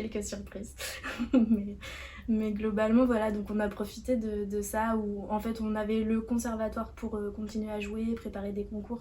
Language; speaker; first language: French; native; French